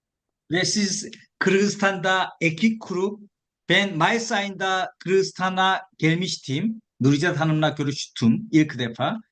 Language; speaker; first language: Turkish; non-native, fluent; Korean